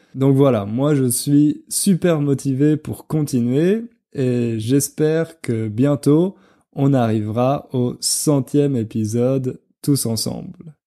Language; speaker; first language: French; native; French